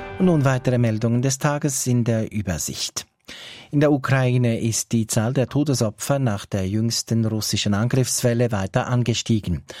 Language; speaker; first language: German; native; German